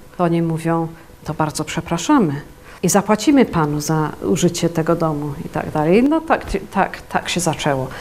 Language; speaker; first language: Polish; early bilingual, heritage; Polish